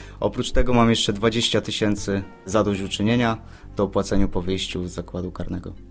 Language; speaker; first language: Polish; native; Polish